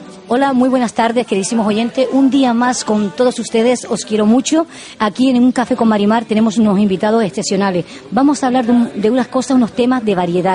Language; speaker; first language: Spanish; native; Spanish